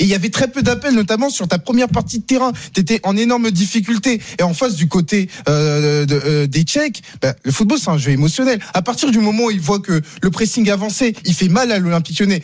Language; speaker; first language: French; native; French